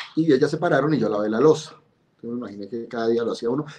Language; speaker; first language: Spanish; native; Spanish